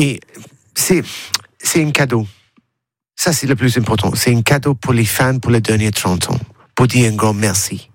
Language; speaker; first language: French; non-native, learner; English